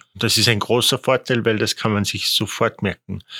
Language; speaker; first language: German; native; German